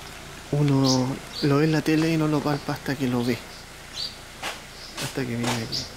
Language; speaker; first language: Spanish; native; Spanish